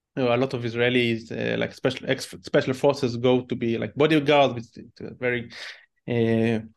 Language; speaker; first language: English; non-native, fluent; Hebrew